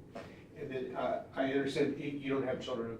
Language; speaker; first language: English; native; English